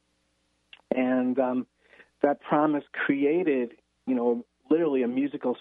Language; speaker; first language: English; native; English